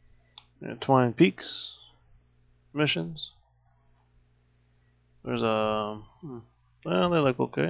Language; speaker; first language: English; native; English